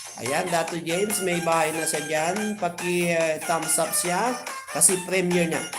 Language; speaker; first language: Filipino; non-native, local second language; Iloko